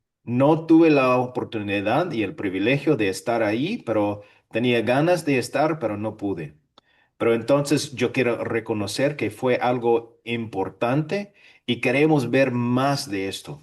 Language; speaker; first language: Spanish; non-native, fluent; English